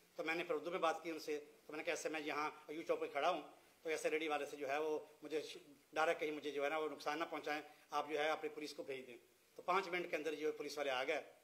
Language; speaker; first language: Urdu; non-native, local second language; Punjabi